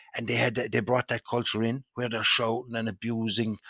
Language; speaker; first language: English; native; English